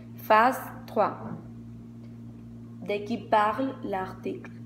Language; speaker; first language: French; non-native, learner; Spanish